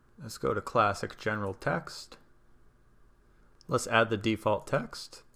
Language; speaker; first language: English; native; English